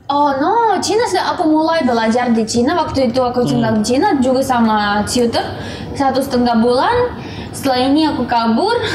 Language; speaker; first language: Indonesian; non-native, learner; Russian